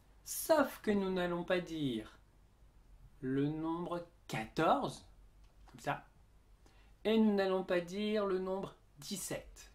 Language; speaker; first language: French; native; French